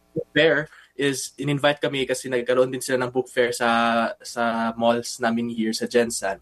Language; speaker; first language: Filipino; non-native, local second language; Cebuano